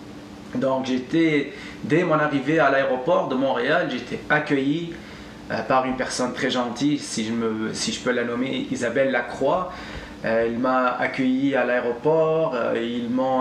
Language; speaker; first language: French; non-native, local second language; Arabic